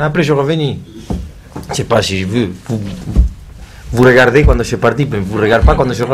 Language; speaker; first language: French; non-native, learner; Spanish